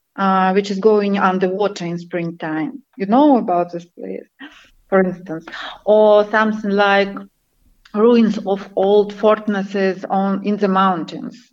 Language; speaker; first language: English; non-native, fluent; Armenian